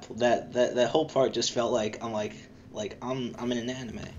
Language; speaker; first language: English; native; English